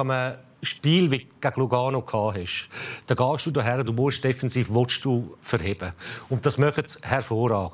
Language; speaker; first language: German; native; German